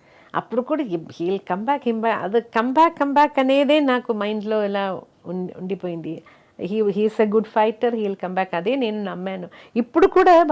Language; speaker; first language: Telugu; non-native, fluent; Malayalam